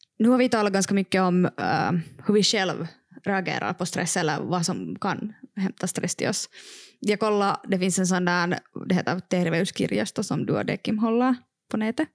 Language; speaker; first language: Swedish; non-native, local second language; Finnish